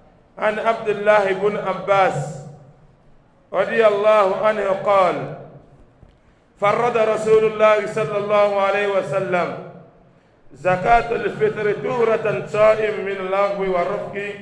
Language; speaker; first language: Arabic; non-native, fluent; Yoruba